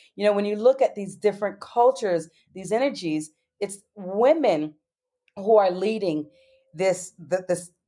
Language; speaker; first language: English; native; English